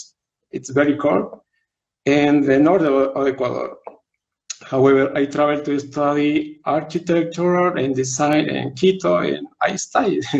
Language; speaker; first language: English; non-native, learner; Spanish